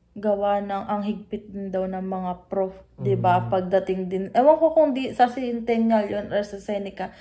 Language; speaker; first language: Filipino; native; Filipino